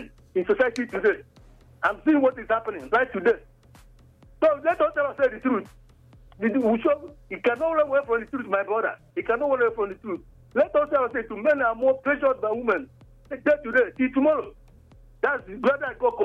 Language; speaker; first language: English; non-native, local second language; Igbo